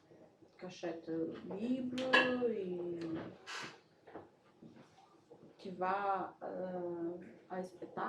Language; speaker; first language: French; non-native, learner; Portuguese